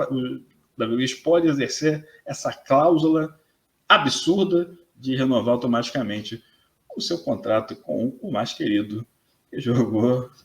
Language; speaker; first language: Portuguese; native; Portuguese